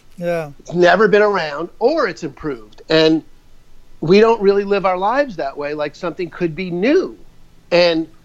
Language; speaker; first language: English; native; English